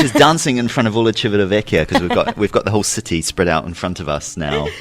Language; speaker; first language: English; native; English